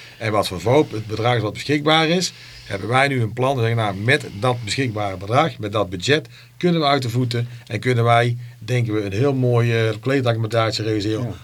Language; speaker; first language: Dutch; native; Dutch